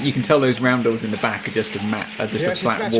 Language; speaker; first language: English; native; English